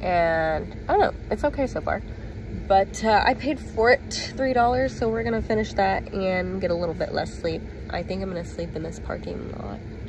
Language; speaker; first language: English; native; English